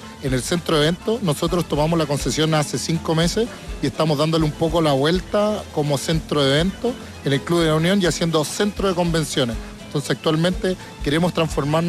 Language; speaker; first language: Spanish; native; Spanish